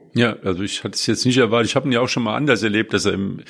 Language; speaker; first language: German; native; German